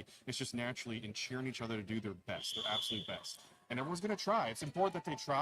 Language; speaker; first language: English; native; English